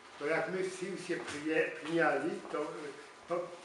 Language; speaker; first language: Polish; non-native, learner; Ukrainian